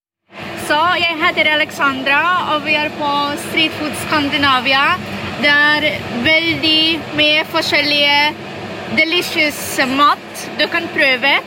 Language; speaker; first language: Norwegian; non-native, learner; Polish